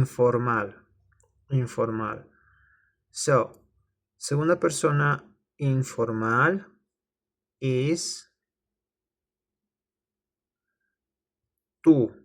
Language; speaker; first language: Spanish; non-native, learner; English